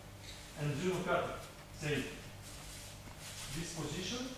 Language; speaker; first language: English; non-native, learner; Russian